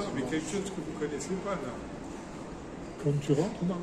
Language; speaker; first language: French; non-native, fluent; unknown